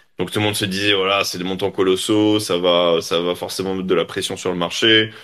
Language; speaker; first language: French; native; French